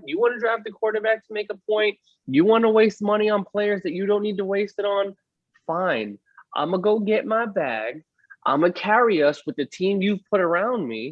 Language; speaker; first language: English; native; English